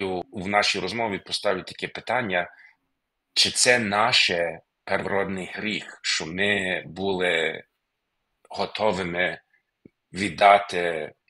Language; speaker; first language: Ukrainian; non-native, fluent; English